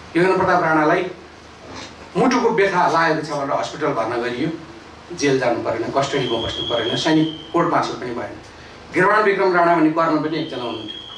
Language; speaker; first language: Nepali; native; Nepali